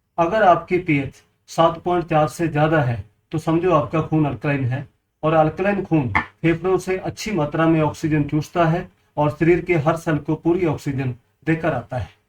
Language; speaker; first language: Hindi; non-native, local second language; Punjabi